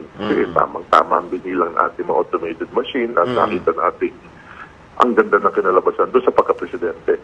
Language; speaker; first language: Filipino; native; Filipino